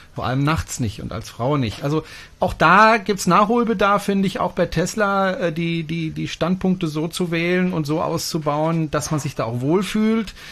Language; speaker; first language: German; non-native, fluent; French